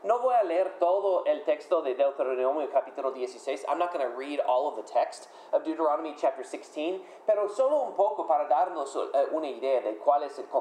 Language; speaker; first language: Spanish; non-native, fluent; English